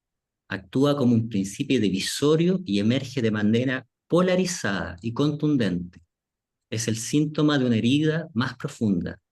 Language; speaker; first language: Spanish; native; Spanish